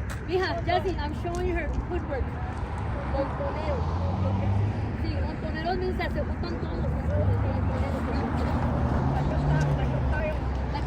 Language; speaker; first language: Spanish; early bilingual, other home language; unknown